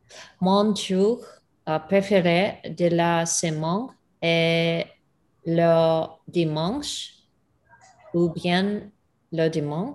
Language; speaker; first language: French; non-native, learner; English